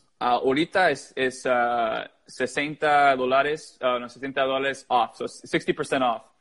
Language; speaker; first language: Spanish; early bilingual, heritage; English